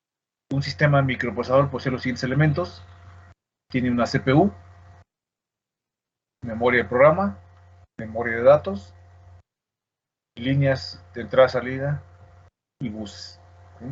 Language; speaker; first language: Spanish; native; Spanish